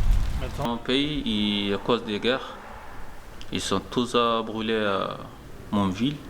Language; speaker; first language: French; non-native, learner; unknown